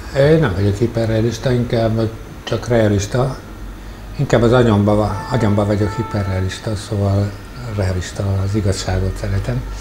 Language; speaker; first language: Hungarian; early bilingual, heritage; Hungarian